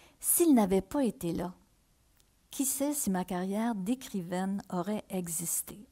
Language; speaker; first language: French; native; French